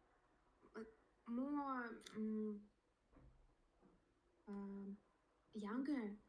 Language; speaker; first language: English; non-native, learner; Russian